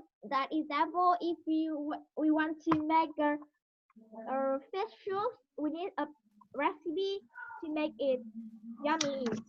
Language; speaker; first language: English; non-native, learner; Vietnamese